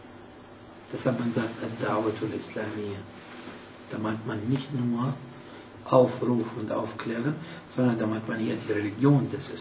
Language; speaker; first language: German; non-native, fluent; Arabic